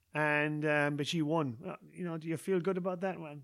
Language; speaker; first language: English; native; English